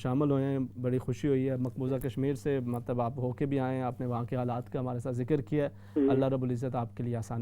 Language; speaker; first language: Urdu; native; Urdu